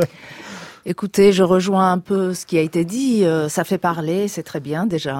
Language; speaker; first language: French; native; French